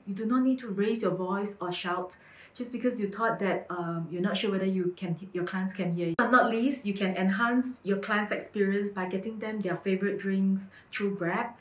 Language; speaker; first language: English; native; English